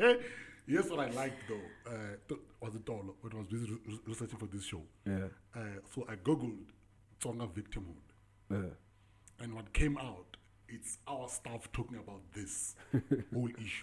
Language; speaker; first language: English; non-native, local second language; Tsonga